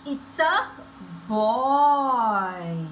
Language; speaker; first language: English; non-native, fluent; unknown